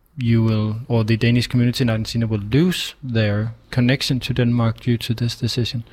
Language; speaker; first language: English; non-native, fluent; Danish